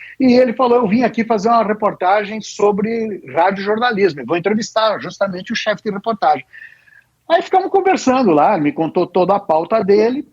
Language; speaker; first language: Portuguese; native; Portuguese